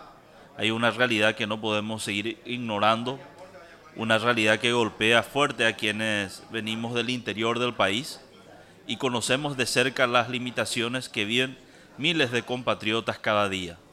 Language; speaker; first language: Spanish; native; Spanish